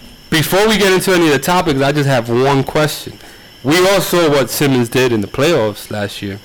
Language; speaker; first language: English; early bilingual, other home language; Spanish